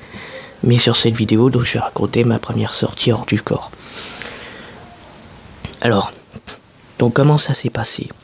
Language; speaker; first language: French; native; French